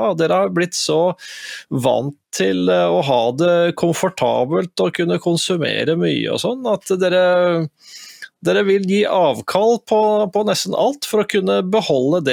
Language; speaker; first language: Norwegian; native; Norwegian